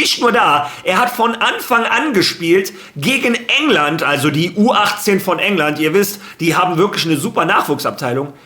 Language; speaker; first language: German; early bilingual, other home language; Spanish